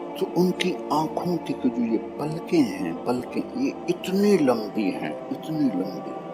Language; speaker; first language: Urdu; non-native, local second language; Punjabi